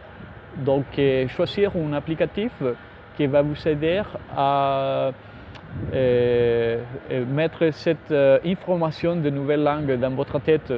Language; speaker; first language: French; non-native, fluent; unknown